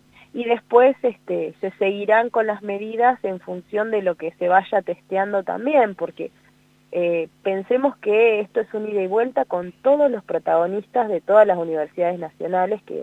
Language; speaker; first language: Spanish; native; Spanish